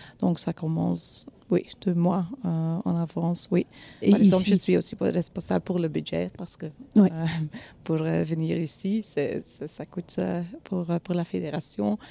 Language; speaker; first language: French; non-native, local second language; Dutch